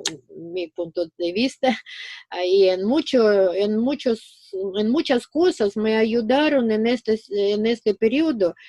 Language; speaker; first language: Spanish; non-native, fluent; Russian